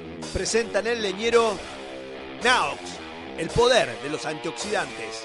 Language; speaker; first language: Spanish; native; Spanish